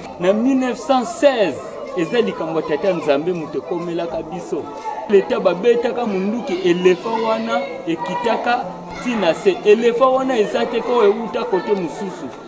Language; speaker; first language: Lingala; non-native, local second language; Kongo